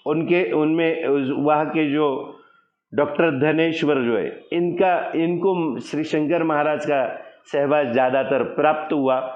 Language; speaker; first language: Hindi; non-native, local second language; Marathi